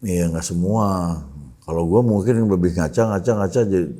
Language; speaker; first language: Indonesian; native; Indonesian